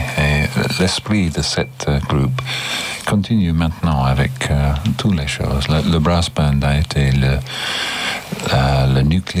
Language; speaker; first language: French; non-native, learner; English